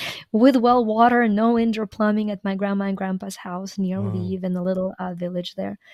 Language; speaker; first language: English; non-native, fluent; Ukrainian